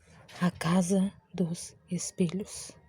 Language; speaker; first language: Portuguese; native; Portuguese